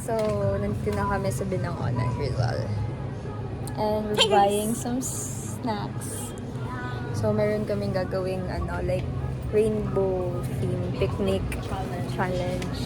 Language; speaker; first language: Filipino; native; Filipino